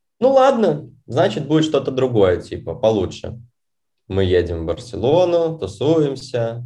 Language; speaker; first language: Russian; native; Russian